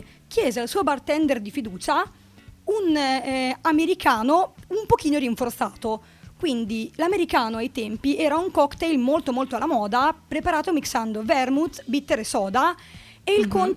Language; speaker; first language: Italian; native; Italian